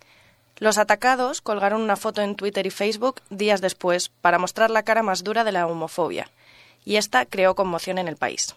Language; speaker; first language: Spanish; native; Spanish